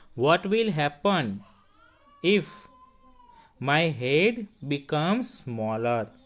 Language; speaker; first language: English; non-native, local second language; Hindi